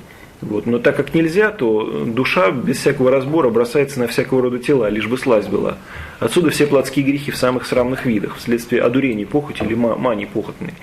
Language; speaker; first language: Russian; native; Russian